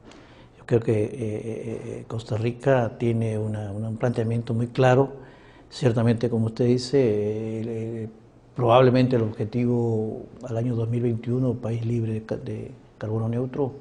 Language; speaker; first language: Spanish; native; Spanish